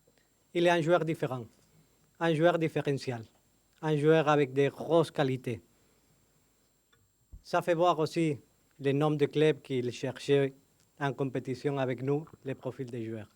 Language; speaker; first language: French; non-native, fluent; Spanish